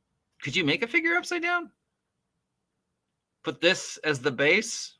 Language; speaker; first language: English; native; English